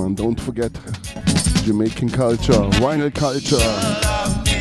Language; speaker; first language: English; non-native, learner; German